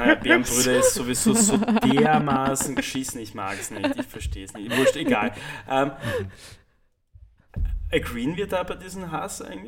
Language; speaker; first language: German; native; German